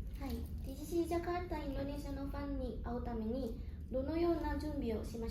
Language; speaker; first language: Japanese; non-native, fluent; Indonesian